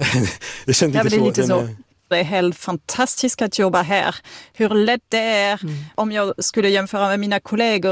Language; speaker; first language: Swedish; non-native, fluent; French